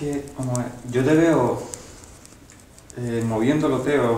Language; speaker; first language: Spanish; native; Spanish